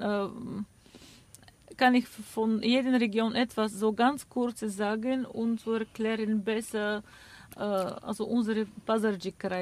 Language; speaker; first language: German; non-native, fluent; Bulgarian